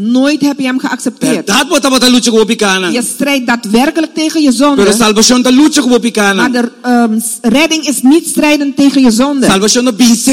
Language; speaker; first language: Dutch; non-native, local second language; Papiamento